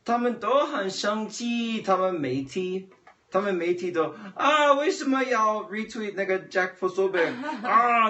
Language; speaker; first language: Chinese; non-native, fluent; English